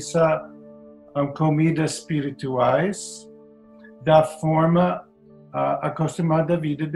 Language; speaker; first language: Portuguese; non-native, learner; English